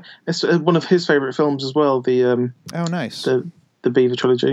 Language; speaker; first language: English; native; English